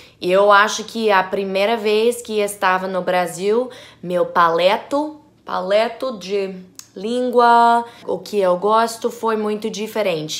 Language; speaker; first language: Portuguese; non-native, learner; English